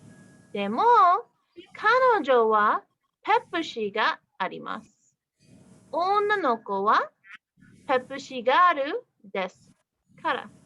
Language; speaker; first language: Japanese; non-native, fluent; English